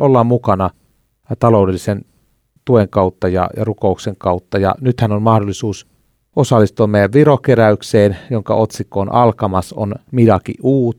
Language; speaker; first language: Finnish; native; Finnish